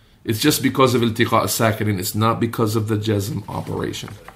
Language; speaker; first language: English; native; English